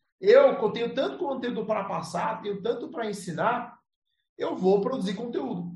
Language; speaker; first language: Portuguese; native; Portuguese